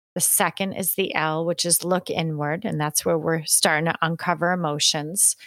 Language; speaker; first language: English; native; English